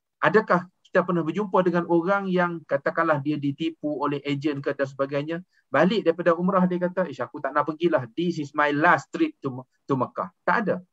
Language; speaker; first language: Malay; native; Malay